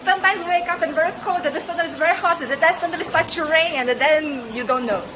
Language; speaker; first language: English; non-native, fluent; Portuguese